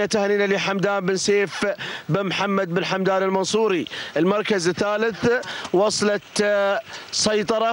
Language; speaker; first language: Arabic; native; Arabic